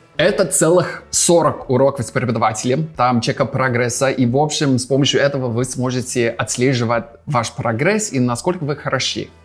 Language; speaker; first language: Russian; native; Russian